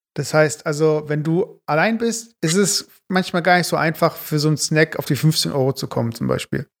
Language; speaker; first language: German; early bilingual, other home language; Turkish